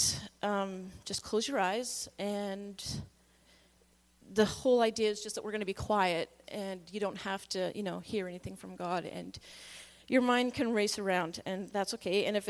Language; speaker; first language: English; native; English